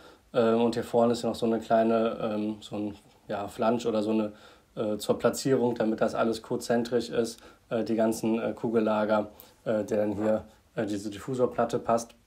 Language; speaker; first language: German; native; German